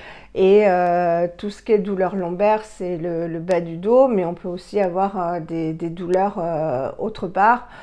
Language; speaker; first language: French; native; French